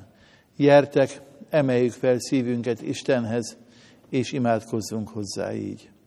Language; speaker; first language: Hungarian; native; Hungarian